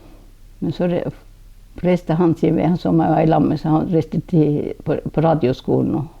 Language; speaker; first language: Norwegian; non-native, local second language; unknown